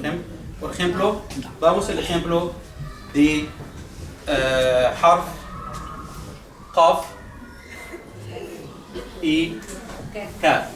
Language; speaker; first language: Spanish; non-native, fluent; Arabic